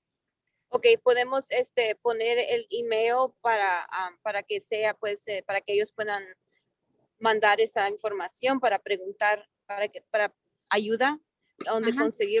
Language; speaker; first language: Spanish; early bilingual, heritage; Spanish